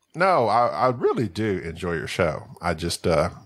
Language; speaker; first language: English; early bilingual, other home language; Spanish